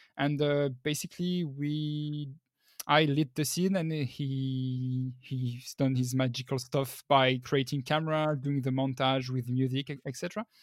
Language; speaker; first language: English; non-native, fluent; French